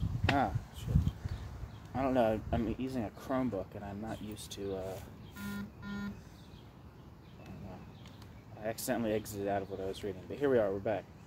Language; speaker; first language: English; native; English